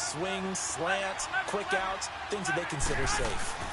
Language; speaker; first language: English; native; English